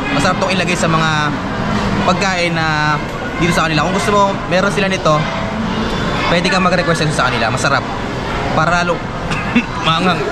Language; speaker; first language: Filipino; native; Filipino